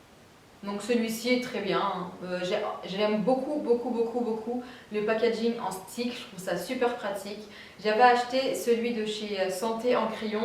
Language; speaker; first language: French; native; French